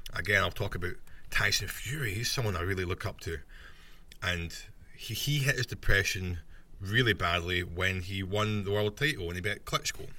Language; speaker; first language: English; native; English